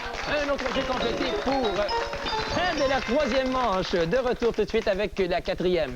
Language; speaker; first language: French; native; French